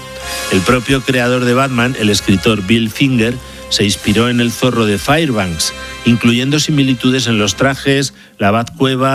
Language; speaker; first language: Spanish; native; Spanish